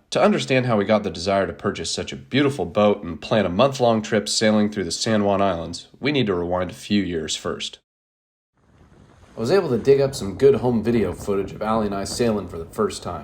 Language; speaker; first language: English; native; English